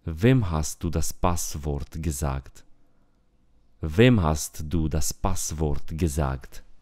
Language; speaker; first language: German; non-native, fluent; Romanian